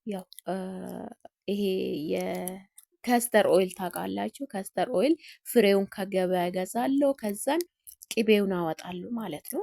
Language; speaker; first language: Amharic; non-native, local second language; Oromo